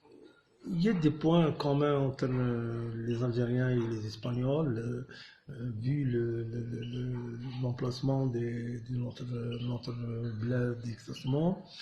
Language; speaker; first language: French; non-native, local second language; Arabic